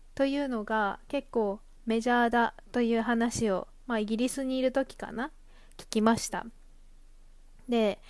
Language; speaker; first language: Japanese; native; Japanese